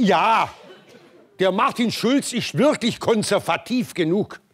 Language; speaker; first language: German; native; German